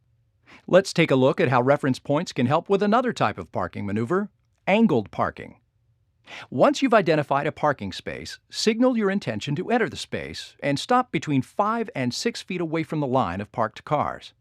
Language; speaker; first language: English; native; English